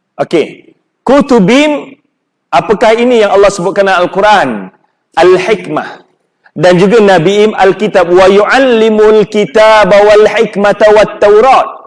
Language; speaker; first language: Malay; native; Malay